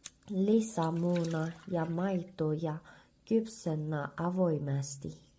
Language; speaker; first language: Finnish; non-native, learner; Korean